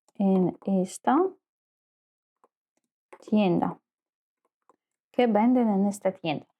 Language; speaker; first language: Spanish; non-native, fluent; Ukrainian